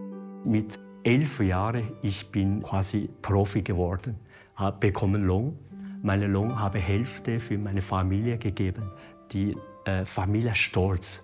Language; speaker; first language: German; non-native, learner; Chinese